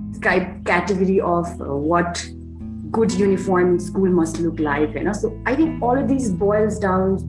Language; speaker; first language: English; non-native, local second language; Nepali